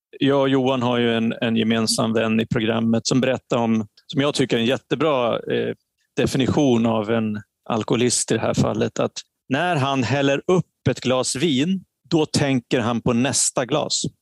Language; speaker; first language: Swedish; native; Swedish